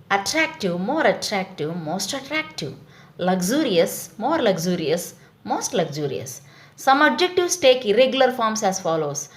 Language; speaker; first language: English; non-native, local second language; Telugu